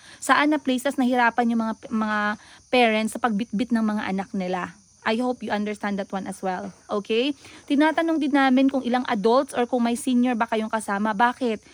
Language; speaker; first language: Filipino; non-native, local second language; Cebuano